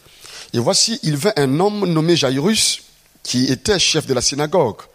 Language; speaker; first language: French; non-native, local second language; Mossi